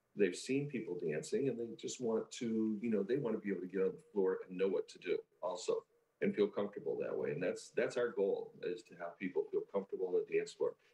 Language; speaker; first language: English; native; English